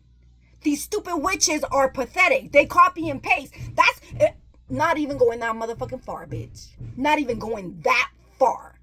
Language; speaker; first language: English; native; English